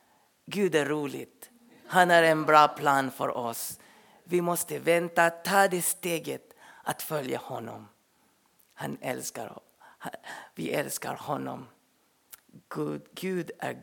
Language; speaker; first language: Swedish; non-native, fluent; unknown